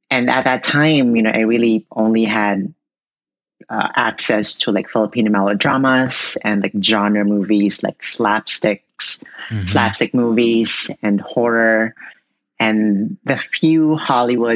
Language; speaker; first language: English; non-native, local second language; Cebuano